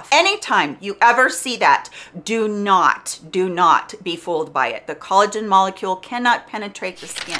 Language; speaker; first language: English; native; English